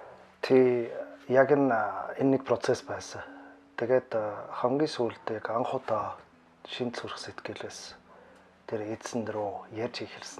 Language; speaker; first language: Mongolian; non-native, fluent; German